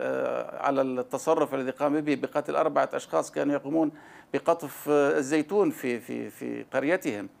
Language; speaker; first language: Arabic; native; Arabic